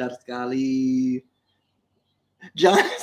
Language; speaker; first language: Indonesian; non-native, learner; English